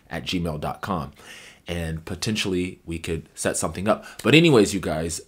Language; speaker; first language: English; native; English